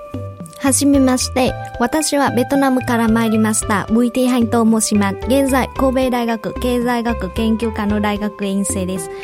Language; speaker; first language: Japanese; non-native, fluent; Vietnamese